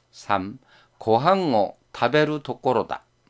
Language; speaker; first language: Japanese; non-native, fluent; Korean